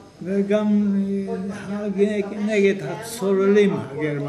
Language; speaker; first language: Hebrew; non-native, fluent; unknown